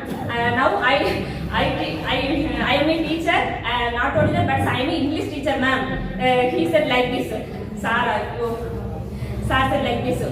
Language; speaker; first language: English; non-native, learner; Tamil